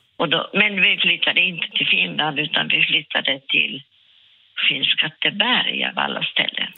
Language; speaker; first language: Swedish; non-native, local second language; Finnish